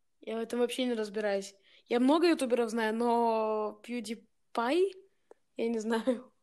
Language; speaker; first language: Russian; early bilingual, heritage; Russian